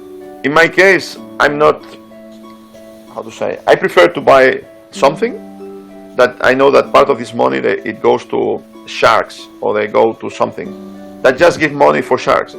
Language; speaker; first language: English; non-native, fluent; Spanish